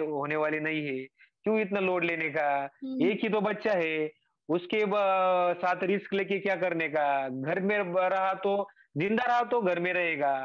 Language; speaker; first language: Hindi; non-native, local second language; Marathi